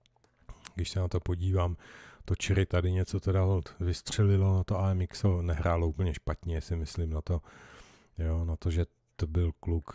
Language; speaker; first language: Czech; native; Czech